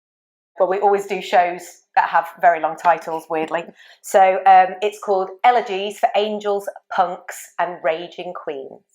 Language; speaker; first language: English; native; English